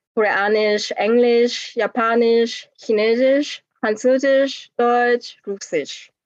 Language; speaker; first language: German; non-native, fluent; Korean